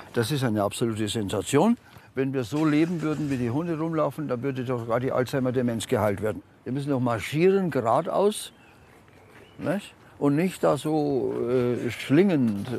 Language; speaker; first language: German; native; German